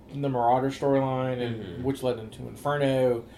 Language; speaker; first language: English; native; English